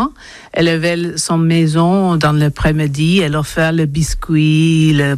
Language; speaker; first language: French; non-native, learner; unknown